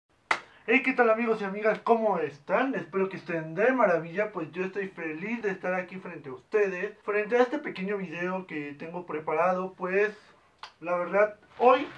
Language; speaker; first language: Spanish; native; Spanish